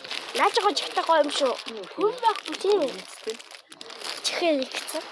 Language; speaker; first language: Korean; non-native, learner; Mongolian